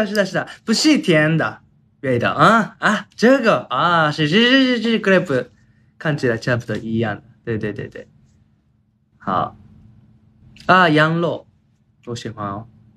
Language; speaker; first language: Chinese; non-native, learner; Japanese